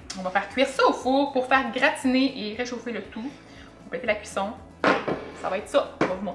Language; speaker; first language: French; native; French